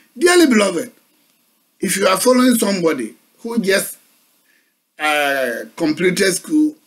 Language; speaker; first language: English; non-native, local second language; Akan